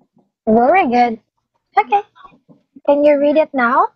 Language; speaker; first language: English; non-native, fluent; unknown